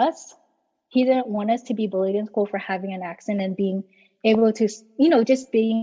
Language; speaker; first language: English; native; English